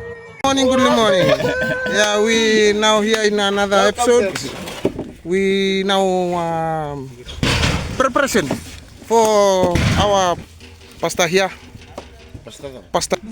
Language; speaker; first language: English; non-native, local second language; Fijian